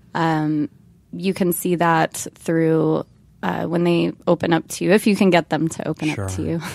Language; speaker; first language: English; native; English